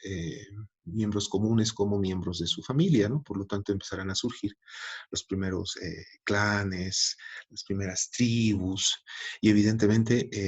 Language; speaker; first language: Spanish; native; Spanish